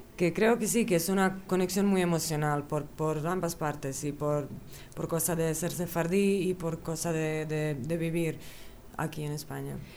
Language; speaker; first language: Spanish; early bilingual, other home language; Bosnian